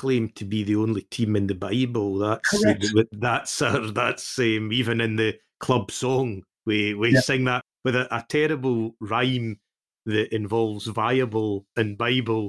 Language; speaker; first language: English; native; English